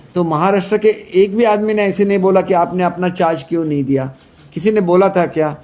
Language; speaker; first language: Hindi; non-native, local second language; Marathi